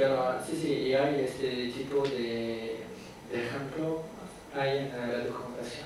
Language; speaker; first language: Spanish; non-native, fluent; French